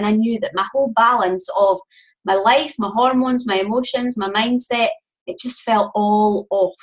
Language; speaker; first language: English; native; English